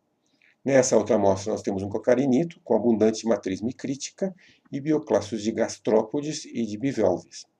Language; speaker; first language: Portuguese; native; Portuguese